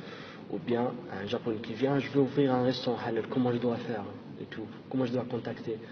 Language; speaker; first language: French; non-native, local second language; Arabic